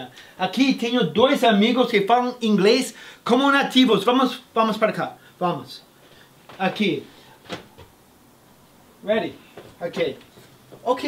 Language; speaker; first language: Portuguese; non-native, fluent; English